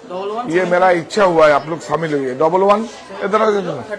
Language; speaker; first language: Hindi; non-native, local second language; Bangla